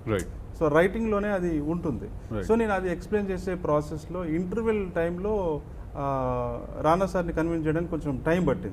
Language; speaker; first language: Telugu; native; Telugu